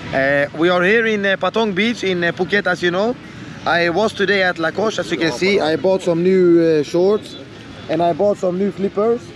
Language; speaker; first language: English; non-native, learner; Portuguese